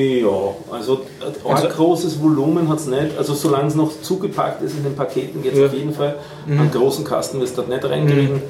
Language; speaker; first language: German; native; German